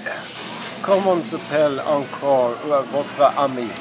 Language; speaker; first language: French; non-native, learner; English